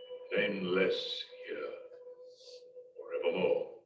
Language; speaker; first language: English; native; English